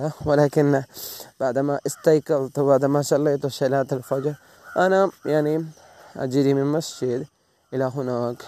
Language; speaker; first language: Arabic; non-native, learner; Malay